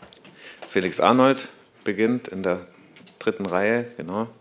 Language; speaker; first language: German; native; German